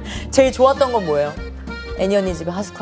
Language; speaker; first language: Korean; native; Korean